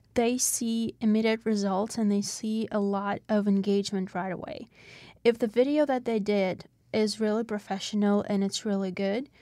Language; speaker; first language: English; non-native, fluent; Russian